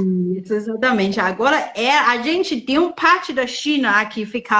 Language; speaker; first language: Portuguese; non-native, fluent; Chinese